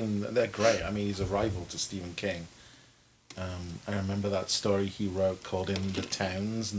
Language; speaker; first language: English; native; English